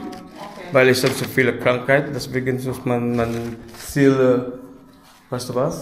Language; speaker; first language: German; non-native, learner; Filipino